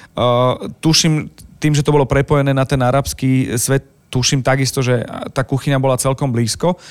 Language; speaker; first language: Slovak; native; Slovak